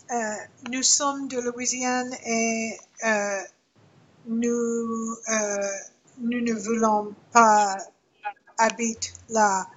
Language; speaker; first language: French; non-native, learner; English